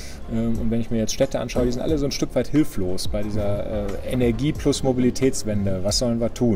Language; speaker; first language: German; native; German